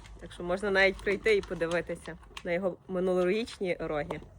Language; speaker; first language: Ukrainian; native; Ukrainian